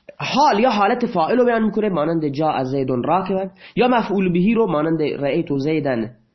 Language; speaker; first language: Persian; non-native, local second language; Baluchi